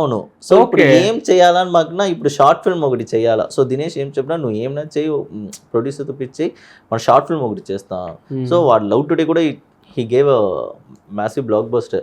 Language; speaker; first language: Telugu; early bilingual, heritage; Telugu